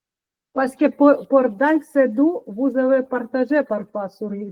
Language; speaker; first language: French; non-native, fluent; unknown